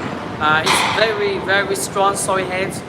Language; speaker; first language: English; non-native, learner; Chinese